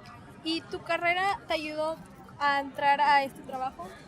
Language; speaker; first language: Spanish; early bilingual, heritage; Spanish